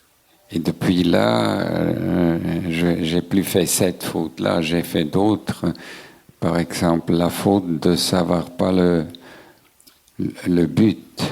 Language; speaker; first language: French; non-native, local second language; German